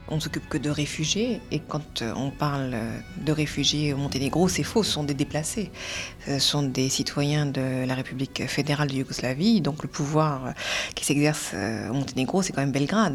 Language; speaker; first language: French; native; French